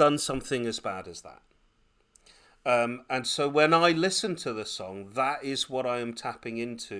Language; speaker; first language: English; native; English